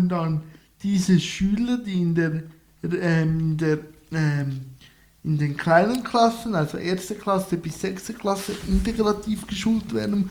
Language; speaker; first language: German; native; German